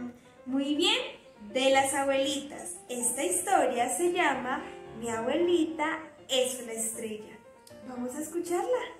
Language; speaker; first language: Spanish; native; Spanish